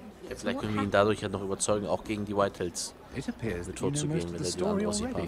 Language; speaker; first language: German; native; German